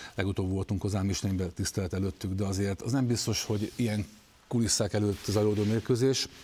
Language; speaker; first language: Hungarian; native; Hungarian